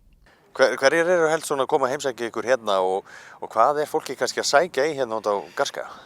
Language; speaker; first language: Icelandic; native; Icelandic